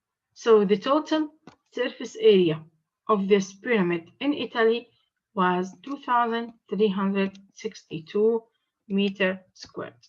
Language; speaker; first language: English; non-native, fluent; Arabic